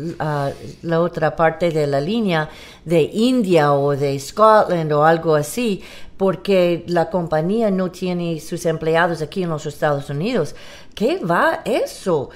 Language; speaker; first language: Spanish; non-native, learner; English